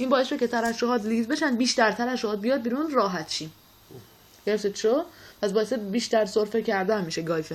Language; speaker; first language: Persian; native; Persian